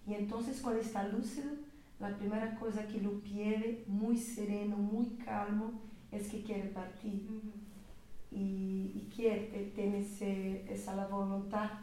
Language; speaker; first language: Spanish; non-native, learner; Portuguese